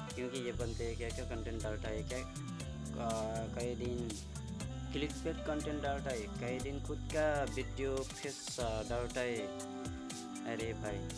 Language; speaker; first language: Hindi; non-native, local second language; Nepali